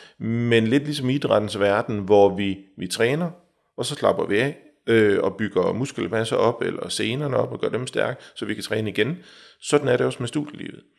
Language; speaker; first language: Danish; native; Danish